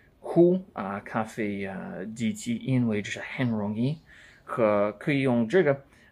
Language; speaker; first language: Chinese; non-native, learner; English